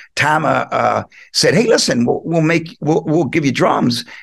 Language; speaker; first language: English; native; English